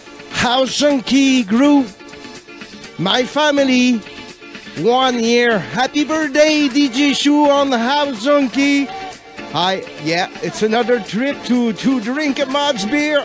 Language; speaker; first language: English; non-native, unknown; French